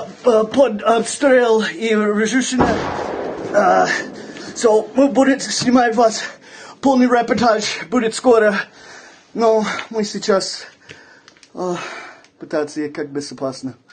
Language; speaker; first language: Russian; non-native, learner; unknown